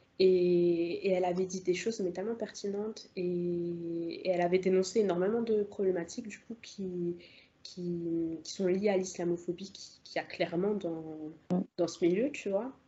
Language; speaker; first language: French; native; French